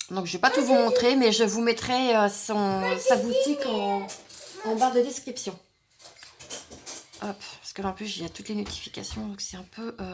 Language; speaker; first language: French; native; French